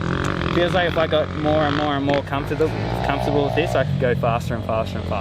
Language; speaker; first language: English; native; English